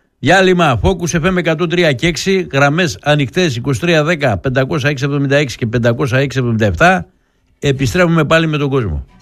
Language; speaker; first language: Greek; native; Greek